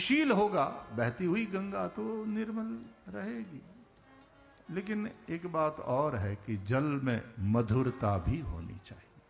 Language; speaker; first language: Hindi; non-native, local second language; Gujarati